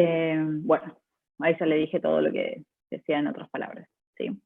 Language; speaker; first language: Spanish; native; Spanish